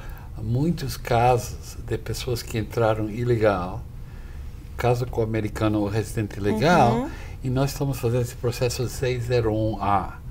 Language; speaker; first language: Portuguese; non-native, fluent; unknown